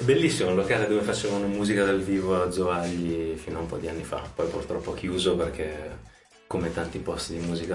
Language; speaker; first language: Italian; native; Italian